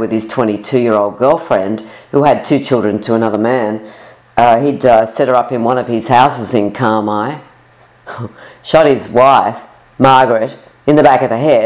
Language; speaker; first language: English; native; English